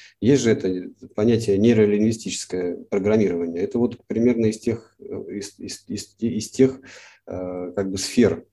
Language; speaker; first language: Russian; native; Russian